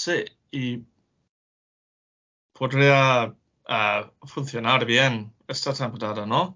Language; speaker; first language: Spanish; non-native, learner; English